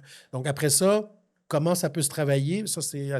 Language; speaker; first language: French; native; French